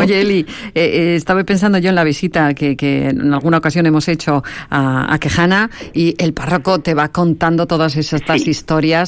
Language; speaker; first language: Spanish; native; Spanish